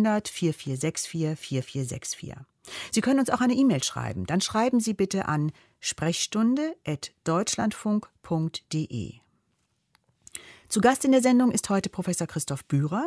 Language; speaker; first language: German; native; German